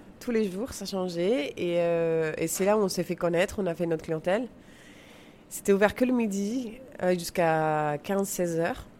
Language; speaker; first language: French; non-native, fluent; Spanish